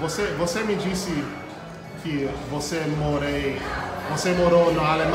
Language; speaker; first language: Portuguese; non-native, learner; English